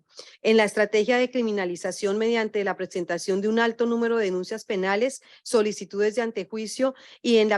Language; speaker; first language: Spanish; native; Spanish